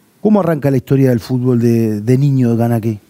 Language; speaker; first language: Spanish; native; Spanish